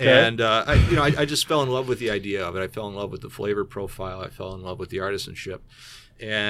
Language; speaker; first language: English; native; English